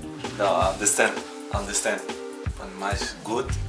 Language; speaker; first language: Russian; non-native, learner; Portuguese